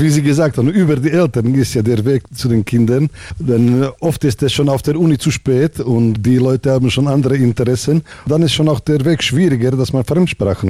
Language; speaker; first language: German; non-native, fluent; Slovak